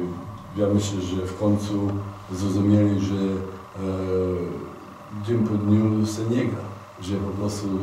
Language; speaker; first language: Polish; non-native, fluent; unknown